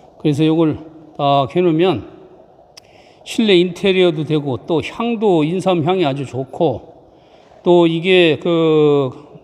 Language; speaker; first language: Korean; native; Korean